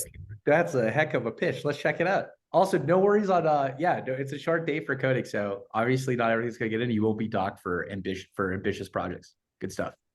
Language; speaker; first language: English; native; English